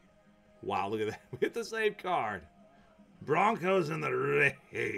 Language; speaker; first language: English; native; English